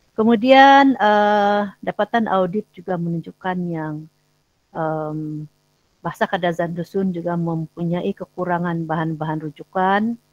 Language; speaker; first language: Malay; non-native, local second language; Central Dusun